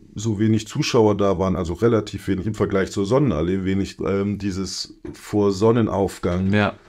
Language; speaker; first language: German; native; German